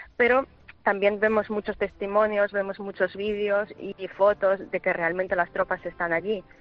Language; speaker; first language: Spanish; non-native, fluent; Ukrainian